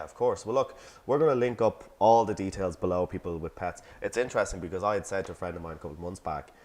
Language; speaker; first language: English; native; English